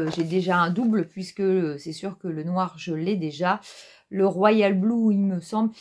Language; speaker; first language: French; native; French